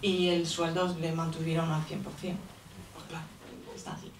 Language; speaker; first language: Spanish; native; Spanish